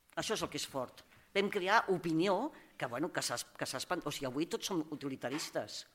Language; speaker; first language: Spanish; non-native, local second language; Catalan